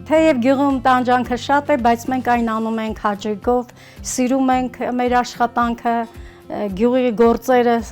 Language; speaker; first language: Armenian; native; Armenian